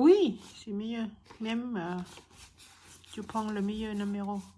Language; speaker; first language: French; non-native, learner; Thai